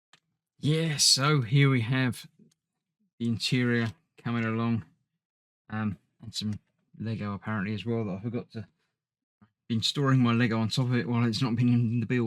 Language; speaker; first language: English; native; English